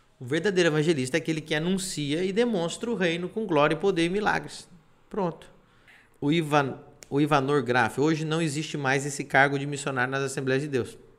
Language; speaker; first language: Portuguese; non-native, fluent; Spanish